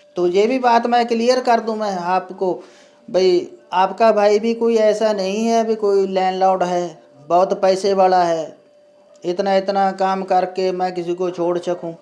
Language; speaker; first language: Hindi; non-native, local second language; Punjabi